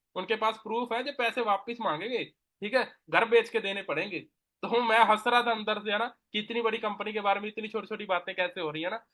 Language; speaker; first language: Hindi; non-native, local second language; Punjabi